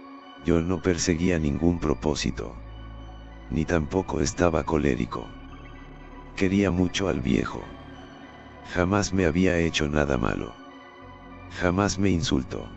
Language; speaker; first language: Spanish; native; Spanish